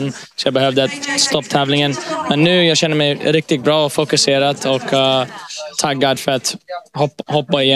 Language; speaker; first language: Swedish; early bilingual, heritage; English